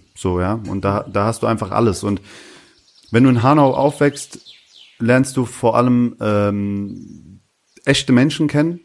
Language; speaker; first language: German; early bilingual, other home language; Turkish